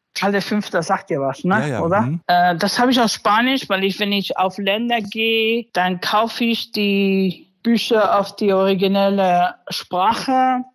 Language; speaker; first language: German; early bilingual, other home language; Spanish